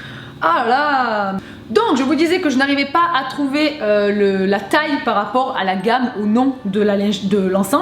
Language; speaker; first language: French; native; French